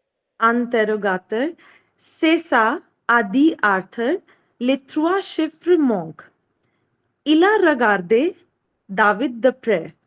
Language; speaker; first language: French; non-native, learner; Hindi